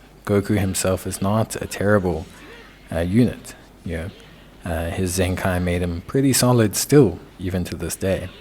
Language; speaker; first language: English; native; English